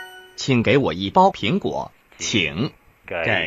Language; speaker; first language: Chinese; non-native, learner; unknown